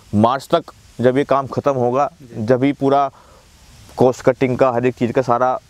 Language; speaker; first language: Hindi; native; Hindi